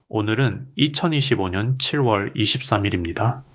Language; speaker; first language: Korean; non-native, learner; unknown